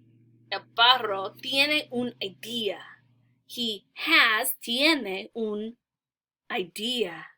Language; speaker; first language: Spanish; non-native, learner; English